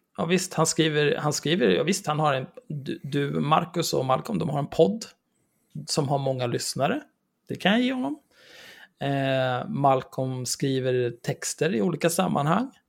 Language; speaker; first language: Swedish; native; Swedish